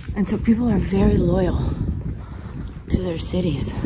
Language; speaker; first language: English; native; English